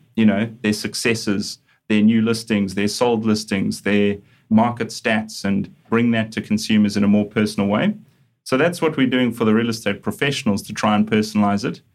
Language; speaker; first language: English; native; English